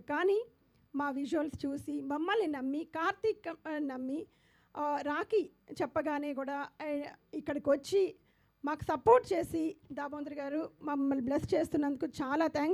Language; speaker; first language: Telugu; native; Telugu